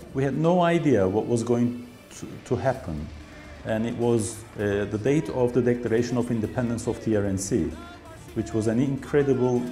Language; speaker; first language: English; non-native, fluent; Turkish